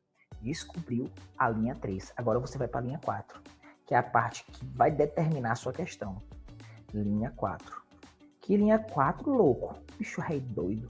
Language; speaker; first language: Portuguese; native; Portuguese